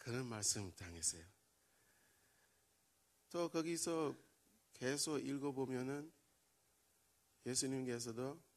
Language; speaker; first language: Korean; non-native, learner; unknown